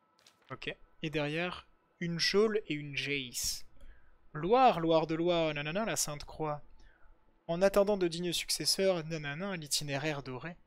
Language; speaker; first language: French; native; French